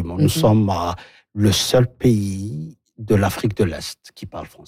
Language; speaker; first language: French; non-native, local second language; Somali